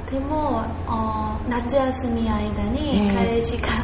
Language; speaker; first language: Japanese; non-native, learner; Korean